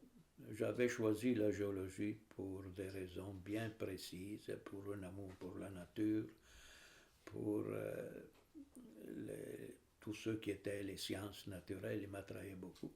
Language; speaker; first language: French; non-native, fluent; Italian